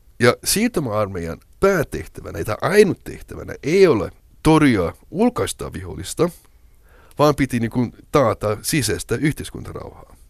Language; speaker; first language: Finnish; non-native, local second language; Swedish